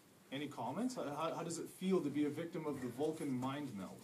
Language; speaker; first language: English; native; English